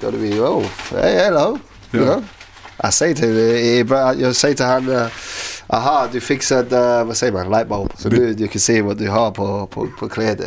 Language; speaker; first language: Swedish; non-native, learner; English